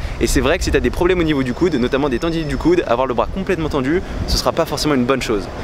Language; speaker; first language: French; native; French